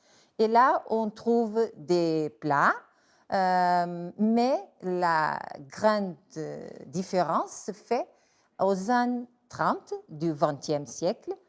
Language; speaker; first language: French; non-native, fluent; Portuguese